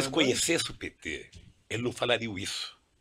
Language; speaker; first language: Portuguese; native; Portuguese